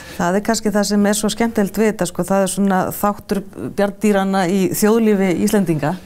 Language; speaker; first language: Icelandic; native; Icelandic